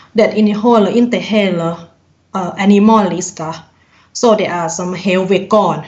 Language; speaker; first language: Swedish; non-native, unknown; Thai